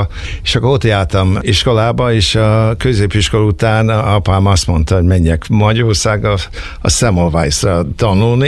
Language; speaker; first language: Hungarian; early bilingual, heritage; Hungarian